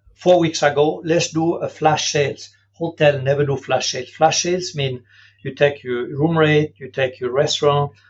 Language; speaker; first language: English; non-native, fluent; French